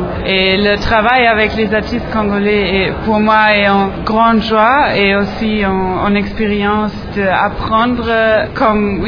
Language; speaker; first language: French; non-native, learner; German